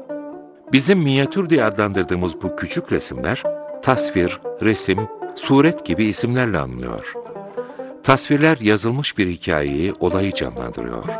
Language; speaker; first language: Turkish; native; Turkish